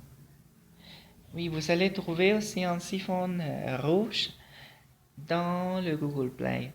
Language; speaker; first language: French; non-native, fluent; Spanish